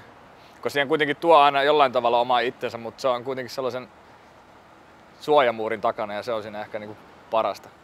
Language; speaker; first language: Finnish; native; Finnish